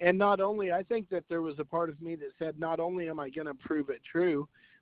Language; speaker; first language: English; native; English